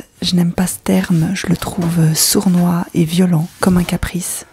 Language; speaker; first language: French; native; French